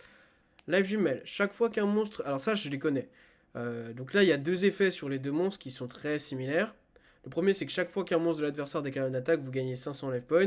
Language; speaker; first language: French; native; French